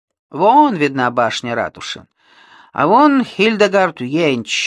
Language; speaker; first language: Russian; native; Russian